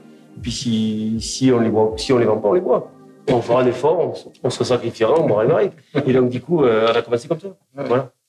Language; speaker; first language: French; native; French